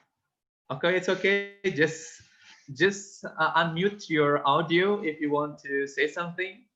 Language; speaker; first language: English; non-native, fluent; Indonesian